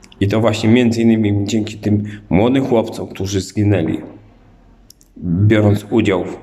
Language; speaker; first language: Polish; native; Polish